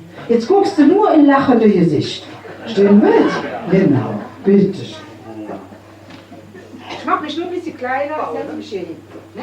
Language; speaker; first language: German; native; German